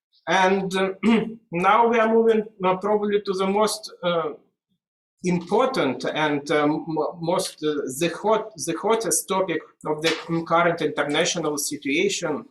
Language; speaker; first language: English; non-native, fluent; Russian